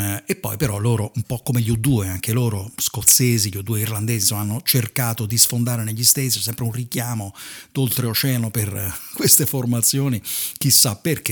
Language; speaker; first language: Italian; native; Italian